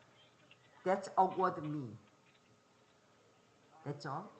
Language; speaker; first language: English; non-native, fluent; Korean